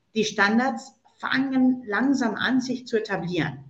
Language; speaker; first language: German; non-native, fluent; Spanish